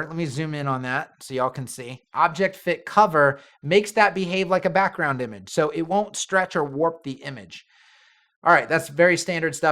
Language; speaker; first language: English; native; English